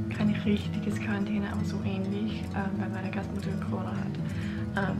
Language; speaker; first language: German; non-native, learner; English